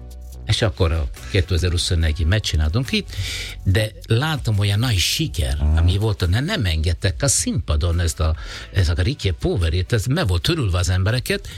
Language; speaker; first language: Hungarian; non-native, learner; Italian